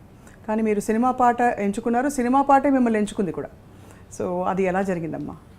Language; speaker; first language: Telugu; native; Telugu